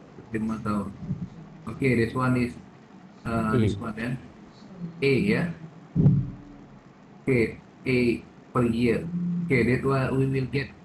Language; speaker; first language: English; non-native, fluent; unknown